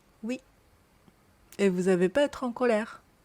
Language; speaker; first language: French; non-native, learner; Japanese